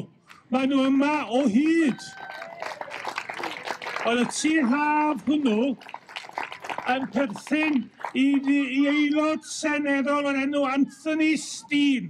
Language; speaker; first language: Welsh; native; Welsh